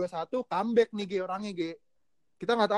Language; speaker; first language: Indonesian; native; Indonesian